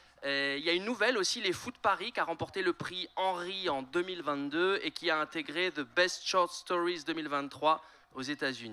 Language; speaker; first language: French; native; French